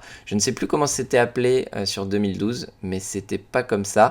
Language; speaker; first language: French; native; French